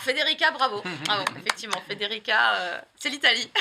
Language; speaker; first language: French; native; French